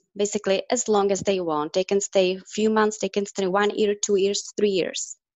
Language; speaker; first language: English; non-native, fluent; Czech